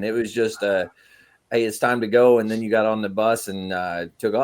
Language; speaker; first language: English; native; English